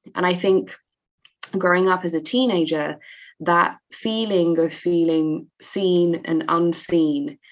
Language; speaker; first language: English; native; English